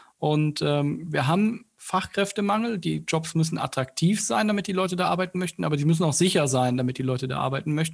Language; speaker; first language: German; native; German